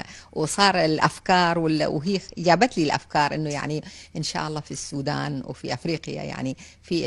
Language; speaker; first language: Arabic; native; Arabic